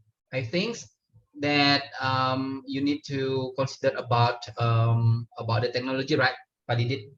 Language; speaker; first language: English; non-native, learner; Indonesian